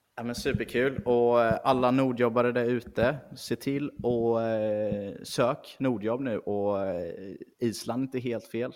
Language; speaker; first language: Swedish; native; Swedish